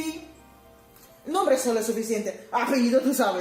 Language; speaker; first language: Spanish; non-native, fluent; Papiamento